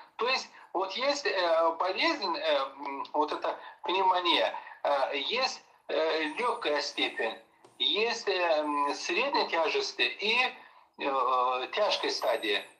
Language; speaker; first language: Russian; non-native, local second language; Azerbaijani